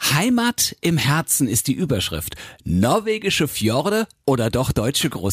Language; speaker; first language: German; native; German